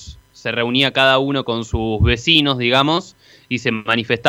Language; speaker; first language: Spanish; native; Spanish